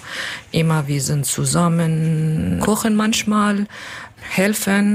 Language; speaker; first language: German; non-native, learner; Kurdish